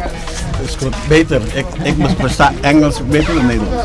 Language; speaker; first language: Dutch; non-native, learner; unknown